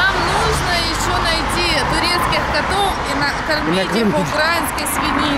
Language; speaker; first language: Russian; native; Russian